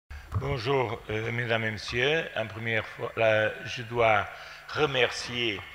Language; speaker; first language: French; non-native, fluent; Portuguese